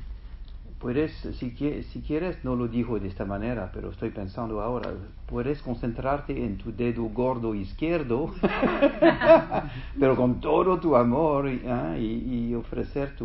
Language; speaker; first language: Spanish; non-native, fluent; French